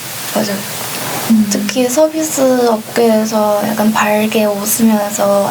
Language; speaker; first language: Korean; non-native, fluent; Chinese